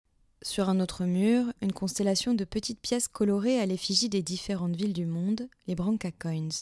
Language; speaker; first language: French; native; French